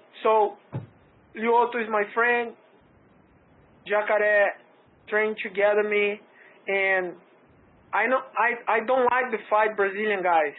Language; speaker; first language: English; non-native, learner; Portuguese